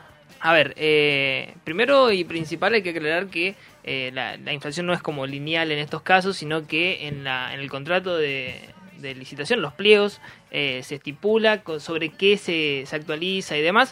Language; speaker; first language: Spanish; native; Spanish